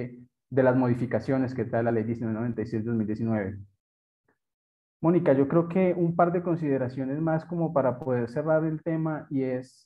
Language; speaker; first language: Spanish; native; Spanish